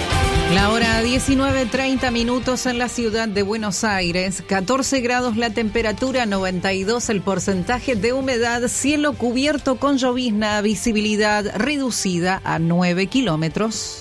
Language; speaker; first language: Spanish; native; Spanish